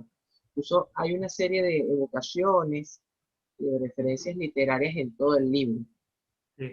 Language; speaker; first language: Spanish; native; Spanish